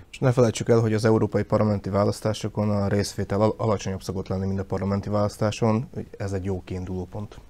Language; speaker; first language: Hungarian; native; Hungarian